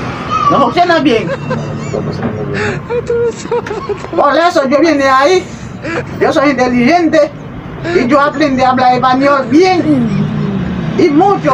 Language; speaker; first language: Spanish; non-native, learner; Haitian Creole